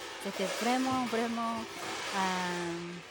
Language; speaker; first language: French; non-native, learner; Korean